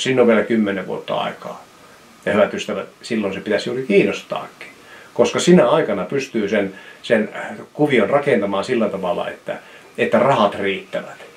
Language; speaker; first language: Finnish; native; Finnish